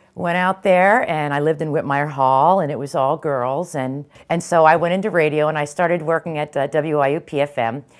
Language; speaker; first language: English; native; English